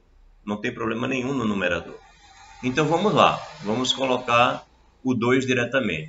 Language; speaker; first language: Portuguese; native; Portuguese